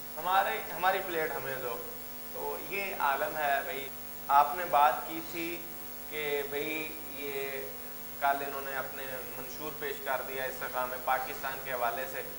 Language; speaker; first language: Urdu; non-native, local second language; Punjabi